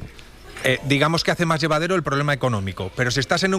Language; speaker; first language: Spanish; native; Spanish